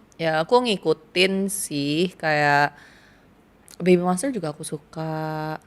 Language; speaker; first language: Indonesian; early bilingual, other home language; Korean